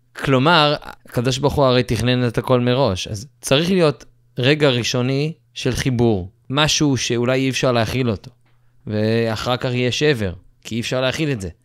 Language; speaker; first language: Hebrew; native; Hebrew